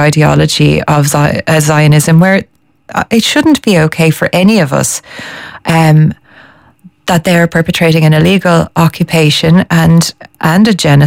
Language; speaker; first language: English; native; English